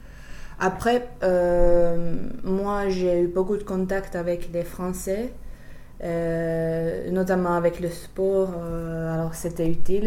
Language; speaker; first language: French; non-native, fluent; Finnish